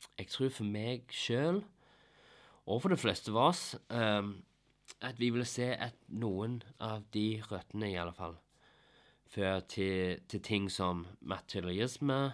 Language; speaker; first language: Norwegian; non-native, fluent; English